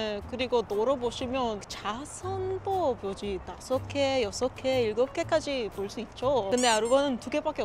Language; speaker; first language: Korean; non-native, learner; Papiamento